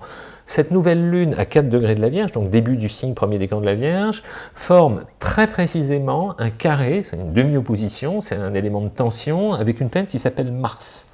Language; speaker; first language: French; native; French